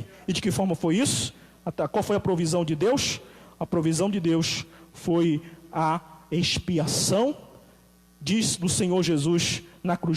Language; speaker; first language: Portuguese; native; Portuguese